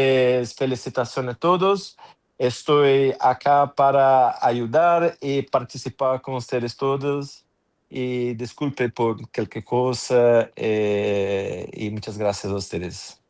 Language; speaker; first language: Spanish; non-native, fluent; Portuguese